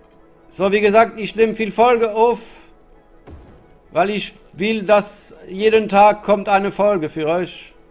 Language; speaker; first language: German; non-native, learner; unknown